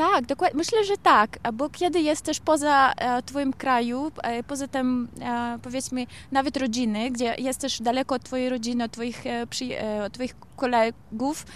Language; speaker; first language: Polish; non-native, learner; Kazakh